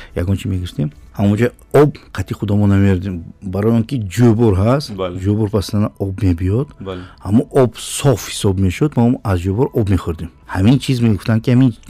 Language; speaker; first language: Tajik; native; Tajik